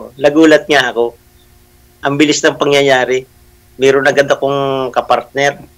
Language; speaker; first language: Filipino; native; Filipino